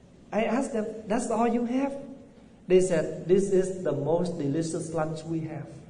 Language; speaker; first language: English; non-native, fluent; Vietnamese